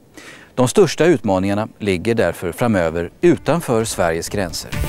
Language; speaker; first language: Swedish; native; Swedish